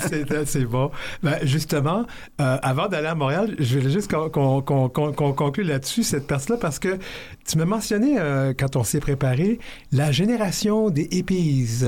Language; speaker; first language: French; native; French